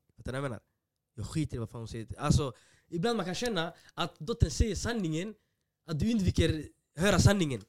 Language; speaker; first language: Swedish; early bilingual, other home language; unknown